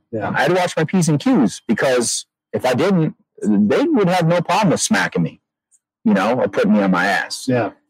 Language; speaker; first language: English; native; English